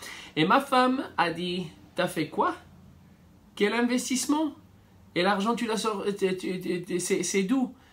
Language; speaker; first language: French; non-native, fluent; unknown